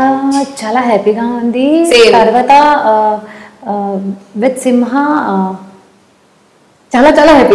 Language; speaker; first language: Telugu; non-native, learner; Hindi